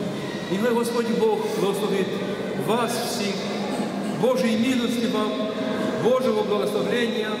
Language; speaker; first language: Russian; non-native, local second language; Ukrainian